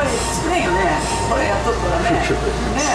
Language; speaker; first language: Japanese; native; Japanese